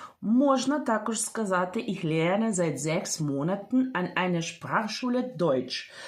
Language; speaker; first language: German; non-native, fluent; Ukrainian